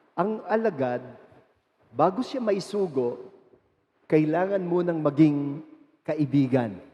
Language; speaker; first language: Filipino; native; Filipino